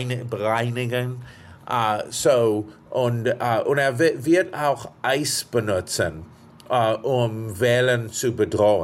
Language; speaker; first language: German; non-native, fluent; English